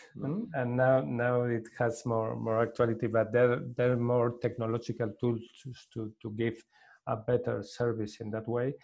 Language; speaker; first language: English; non-native, learner; Spanish